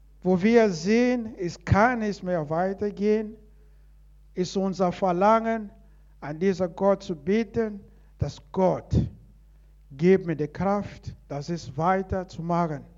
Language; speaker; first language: German; non-native, learner; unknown